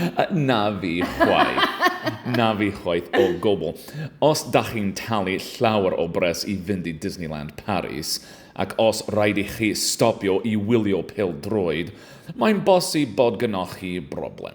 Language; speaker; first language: Welsh; non-native, learner; English